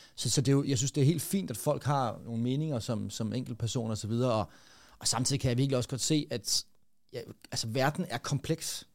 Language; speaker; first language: Danish; native; Danish